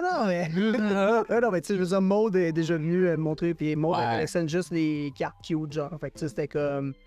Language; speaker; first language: French; native; French